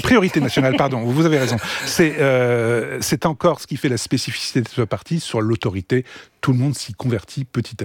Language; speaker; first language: French; native; French